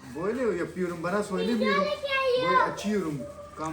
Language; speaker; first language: Turkish; non-native, learner; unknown